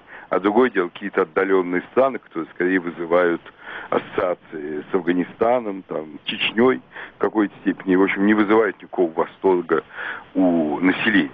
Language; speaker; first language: Russian; native; Russian